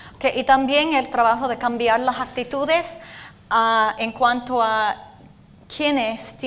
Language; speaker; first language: Spanish; non-native, fluent; English